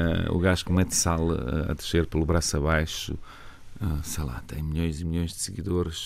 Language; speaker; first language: Portuguese; non-native, fluent; Bosnian